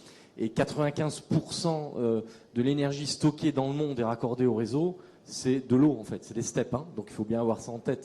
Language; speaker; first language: French; native; French